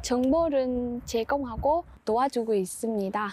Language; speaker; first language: Korean; non-native, learner; Vietnamese